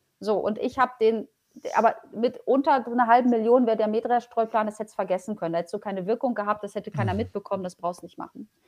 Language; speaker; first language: German; early bilingual, other home language; Polish